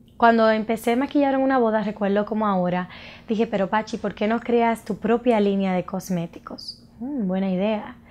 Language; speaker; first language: Spanish; native; Spanish